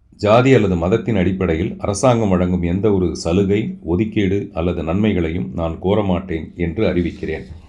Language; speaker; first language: Tamil; non-native, local second language; Telugu